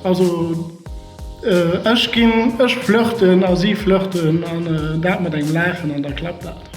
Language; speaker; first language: German; non-native, local second language; Luxembourgish